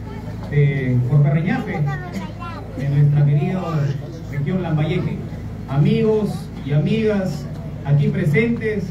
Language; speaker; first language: Spanish; native; Spanish